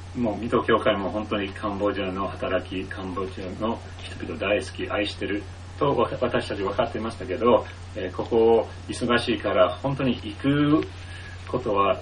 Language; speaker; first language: Japanese; non-native, fluent; English